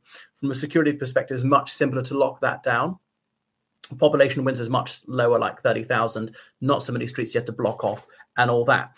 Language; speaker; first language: English; native; English